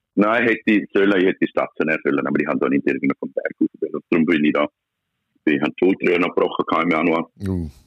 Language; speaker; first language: German; native; German